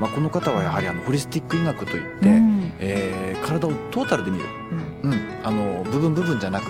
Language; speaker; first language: Japanese; native; Japanese